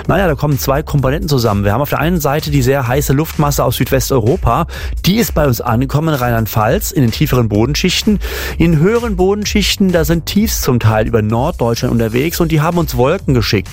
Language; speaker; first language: German; native; German